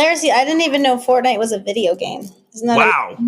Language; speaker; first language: English; native; English